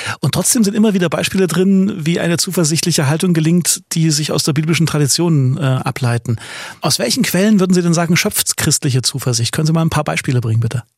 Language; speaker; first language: German; native; German